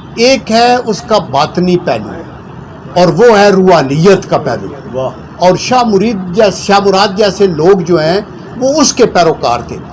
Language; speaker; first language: Urdu; non-native, local second language; Punjabi